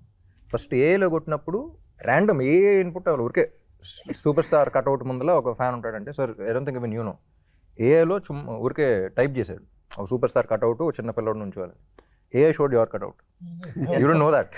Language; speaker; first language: Telugu; native; Telugu